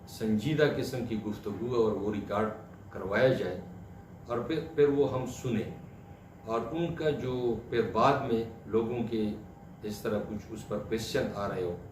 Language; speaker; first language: Urdu; non-native, local second language; Pashto